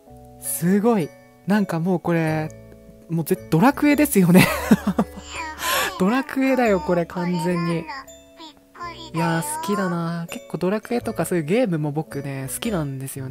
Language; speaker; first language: Japanese; native; Japanese